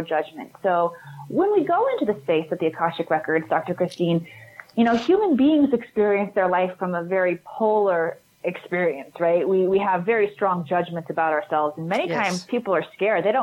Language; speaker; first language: English; native; English